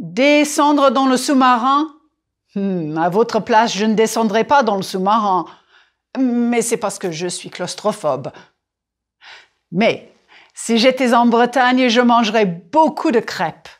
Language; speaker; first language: French; non-native, fluent; English